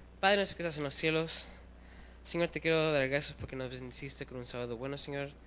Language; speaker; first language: Spanish; early bilingual, heritage; Spanish